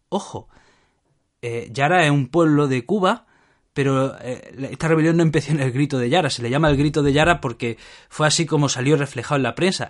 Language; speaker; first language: Spanish; native; Spanish